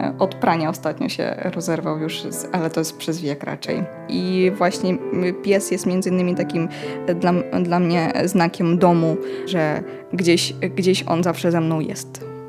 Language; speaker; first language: Polish; early bilingual, other home language; Ukrainian